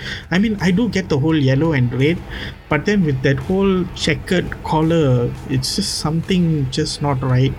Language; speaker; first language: English; non-native, local second language; Tamil